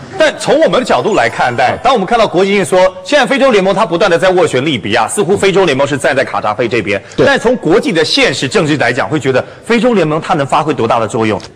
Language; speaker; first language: Chinese; native; Chinese